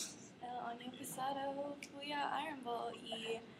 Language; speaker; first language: Spanish; non-native, learner; English